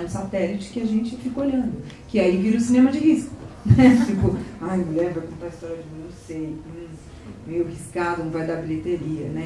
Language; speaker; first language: Portuguese; native; Portuguese